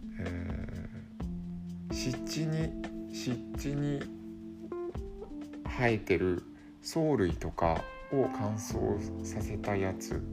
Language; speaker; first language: Japanese; native; Japanese